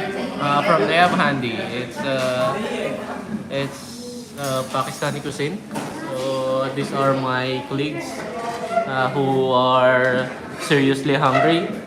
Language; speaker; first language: English; non-native, local second language; Filipino